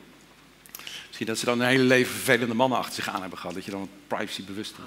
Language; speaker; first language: Dutch; native; Dutch